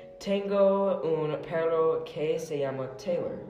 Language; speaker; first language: Spanish; non-native, learner; English